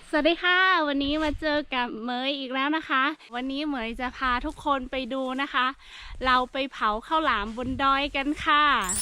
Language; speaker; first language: Thai; non-native, local second language; Iu Mien